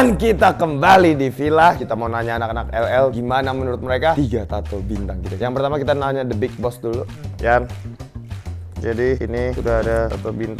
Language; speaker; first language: Indonesian; native; Indonesian